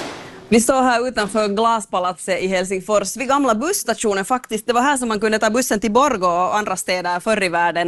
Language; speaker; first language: Swedish; native; Swedish